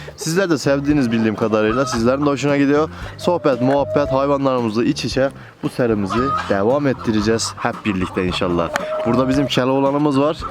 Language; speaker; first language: Turkish; native; Turkish